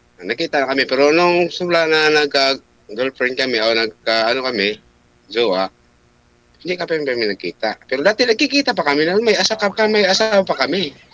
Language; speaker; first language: Filipino; non-native, local second language; Cebuano